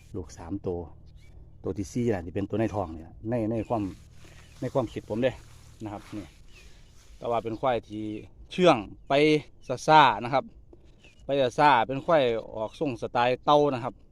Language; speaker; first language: Thai; native; Thai